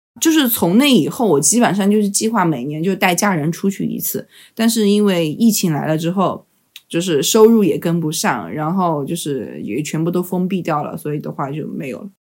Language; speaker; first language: Chinese; native; Chinese